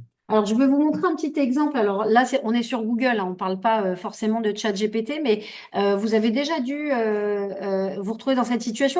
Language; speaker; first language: French; native; French